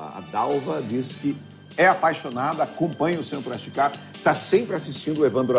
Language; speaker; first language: Portuguese; native; Portuguese